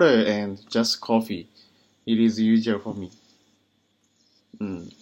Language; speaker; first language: English; non-native, learner; Japanese